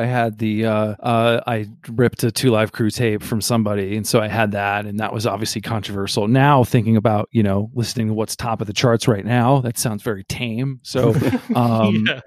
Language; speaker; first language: English; native; English